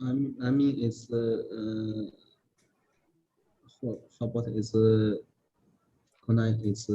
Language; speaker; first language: English; non-native, learner; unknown